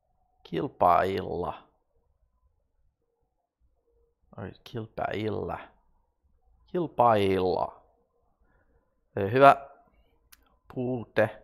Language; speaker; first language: Finnish; non-native, learner; English